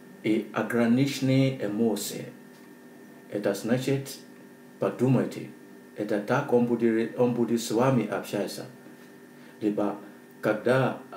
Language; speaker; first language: Russian; non-native, learner; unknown